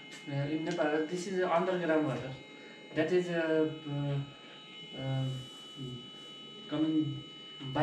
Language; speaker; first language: English; non-native, learner; Nepali